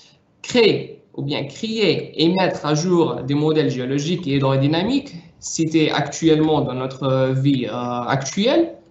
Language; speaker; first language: French; non-native, local second language; Arabic